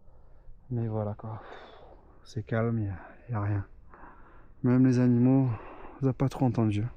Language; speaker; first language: French; native; French